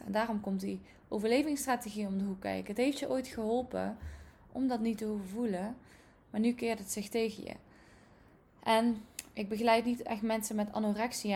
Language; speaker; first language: Dutch; native; Dutch